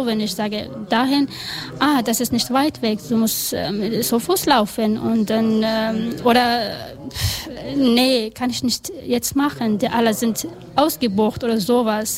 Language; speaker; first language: German; non-native, learner; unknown